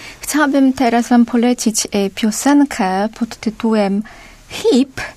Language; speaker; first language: Polish; non-native, fluent; Korean